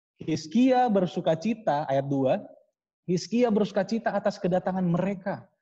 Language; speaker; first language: Indonesian; native; Indonesian